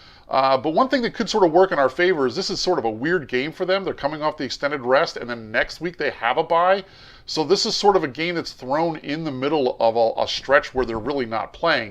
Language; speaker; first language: English; native; English